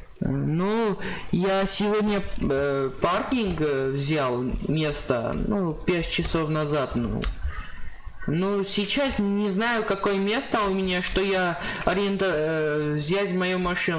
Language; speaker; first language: Russian; non-native, learner; Armenian